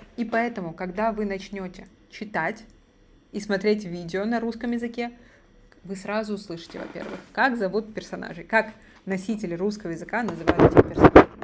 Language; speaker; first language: Russian; native; Russian